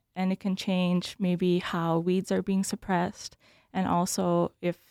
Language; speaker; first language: English; native; English